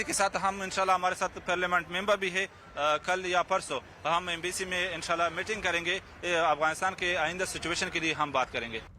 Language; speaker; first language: Hindi; non-native, learner; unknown